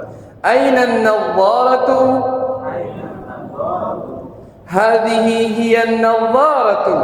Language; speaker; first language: Arabic; non-native, fluent; Indonesian